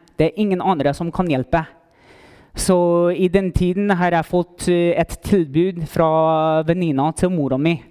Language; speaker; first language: Norwegian; non-native, fluent; English